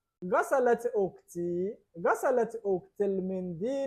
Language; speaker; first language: Arabic; non-native, fluent; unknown